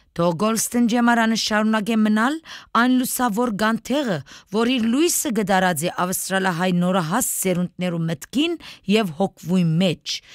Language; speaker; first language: Armenian; native; Armenian